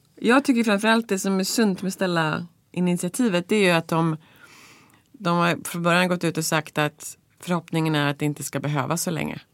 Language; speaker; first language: Swedish; native; Swedish